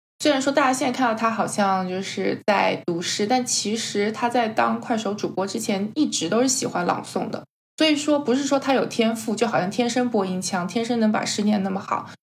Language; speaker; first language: Chinese; native; Chinese